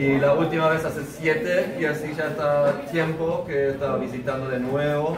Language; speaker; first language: Spanish; non-native, fluent; German